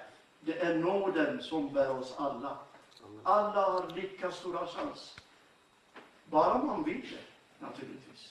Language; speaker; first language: Swedish; non-native, fluent; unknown